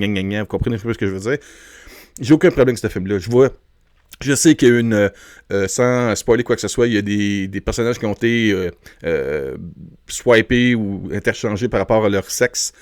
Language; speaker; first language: French; native; French